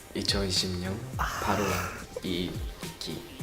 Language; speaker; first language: Korean; non-native, learner; Japanese